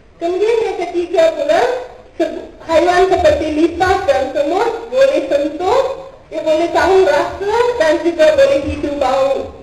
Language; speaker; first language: Malay; non-native, local second language; Tamil